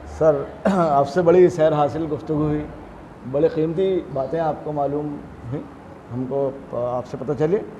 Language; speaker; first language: Hindi; non-native, local second language; Urdu